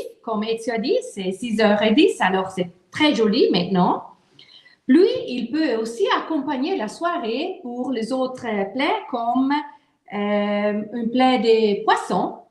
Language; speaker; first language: French; non-native, fluent; Italian